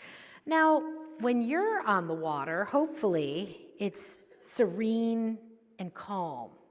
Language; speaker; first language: English; native; English